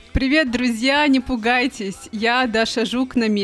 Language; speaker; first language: Russian; native; Russian